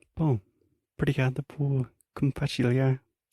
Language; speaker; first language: Portuguese; non-native, fluent; English